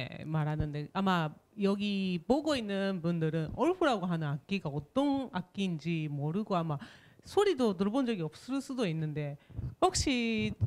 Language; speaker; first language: Korean; non-native, fluent; Japanese